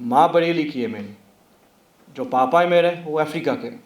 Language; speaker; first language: Hindi; early bilingual, heritage; Hindi